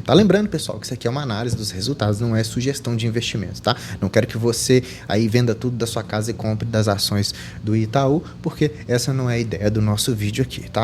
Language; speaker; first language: Portuguese; native; Portuguese